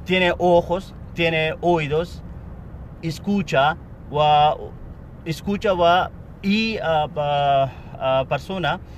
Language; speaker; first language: Spanish; non-native, learner; Pashto